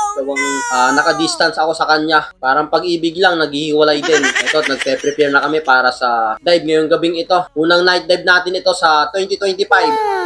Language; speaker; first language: Filipino; non-native, local second language; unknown